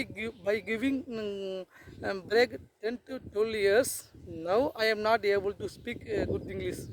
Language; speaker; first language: English; non-native, learner; Tamil